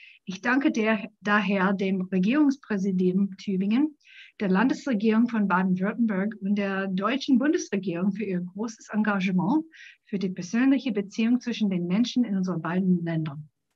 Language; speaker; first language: German; non-native, fluent; English